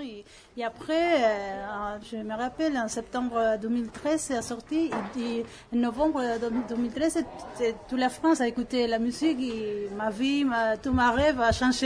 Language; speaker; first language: French; non-native, learner; Spanish